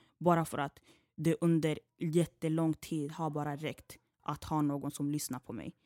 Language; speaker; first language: Swedish; early bilingual, other home language; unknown